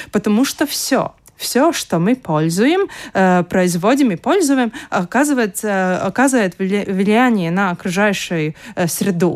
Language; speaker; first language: Russian; non-native, local second language; Latvian